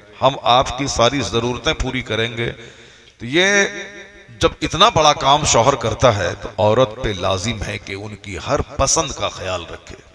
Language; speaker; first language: Hindi; native; Hindi